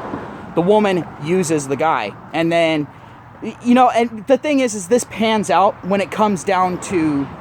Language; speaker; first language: English; native; English